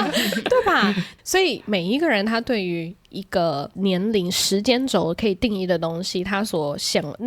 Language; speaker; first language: Chinese; native; Chinese